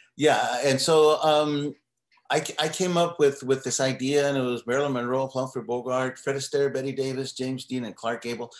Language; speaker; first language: English; native; English